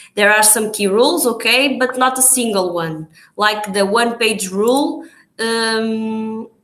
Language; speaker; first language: English; non-native, fluent; Portuguese